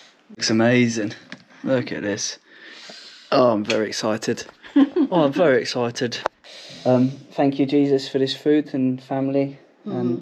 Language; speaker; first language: English; native; English